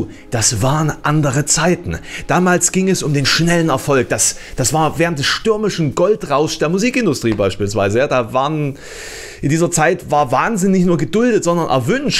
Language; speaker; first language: German; native; German